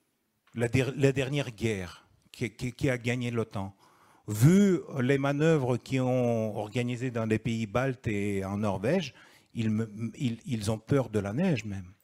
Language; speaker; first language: French; non-native, fluent; Russian